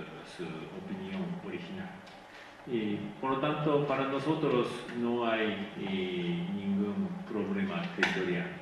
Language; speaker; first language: Spanish; non-native, fluent; Japanese